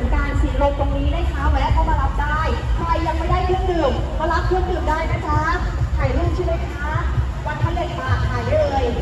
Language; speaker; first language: Thai; native; Thai